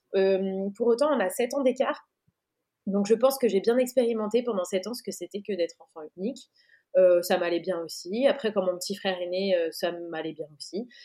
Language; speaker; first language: French; native; French